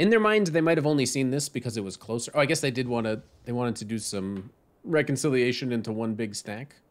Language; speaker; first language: English; native; English